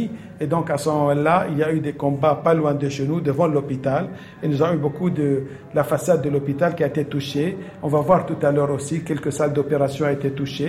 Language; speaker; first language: French; non-native, fluent; Arabic